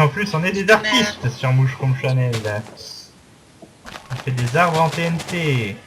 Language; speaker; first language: French; native; French